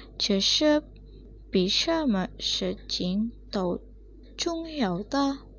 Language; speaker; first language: Chinese; non-native, learner; Indonesian